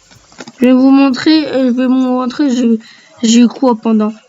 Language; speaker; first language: French; native; French